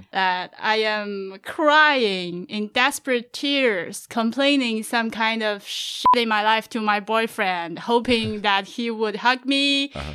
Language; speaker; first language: English; non-native, fluent; Chinese